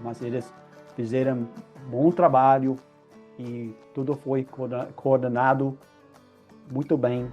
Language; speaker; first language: Portuguese; non-native, fluent; English